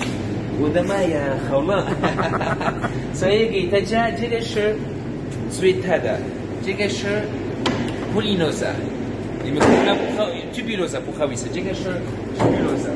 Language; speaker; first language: Chinese; non-native, fluent; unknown